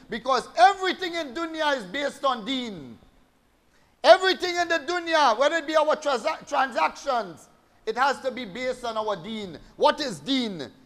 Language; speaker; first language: English; native; English